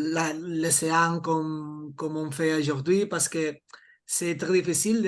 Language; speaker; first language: French; non-native, fluent; Catalan